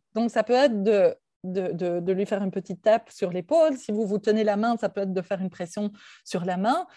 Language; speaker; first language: French; native; French